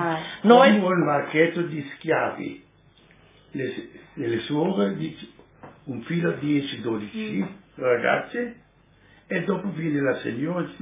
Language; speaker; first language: Italian; non-native, local second language; Slovenian